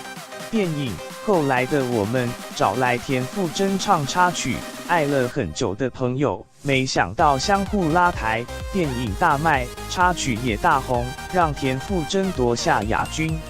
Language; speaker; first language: Chinese; native; Chinese